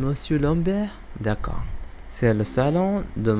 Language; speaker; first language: French; non-native, learner; English